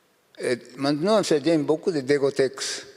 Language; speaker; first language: French; non-native, learner; Japanese